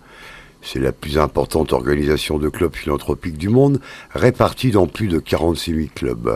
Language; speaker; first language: French; native; French